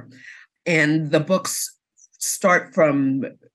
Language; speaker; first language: English; native; English